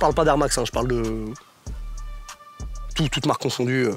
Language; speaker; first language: French; native; French